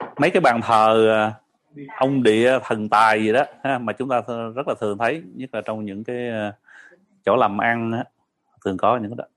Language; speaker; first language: Vietnamese; early bilingual, heritage; Vietnamese